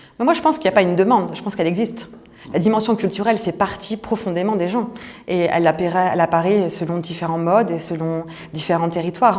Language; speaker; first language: French; native; French